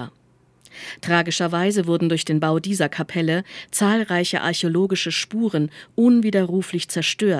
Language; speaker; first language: German; native; German